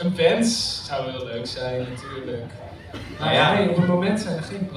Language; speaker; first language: Dutch; native; Dutch